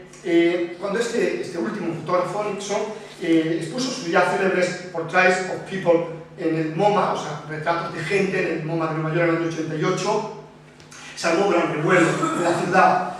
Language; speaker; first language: Spanish; native; Spanish